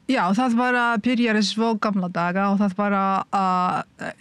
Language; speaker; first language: Icelandic; non-native, learner; Arabic